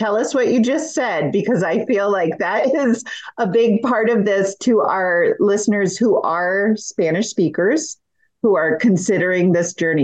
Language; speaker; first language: English; native; English